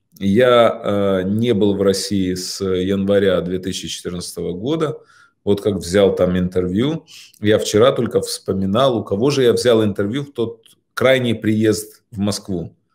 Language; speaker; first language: Russian; native; Russian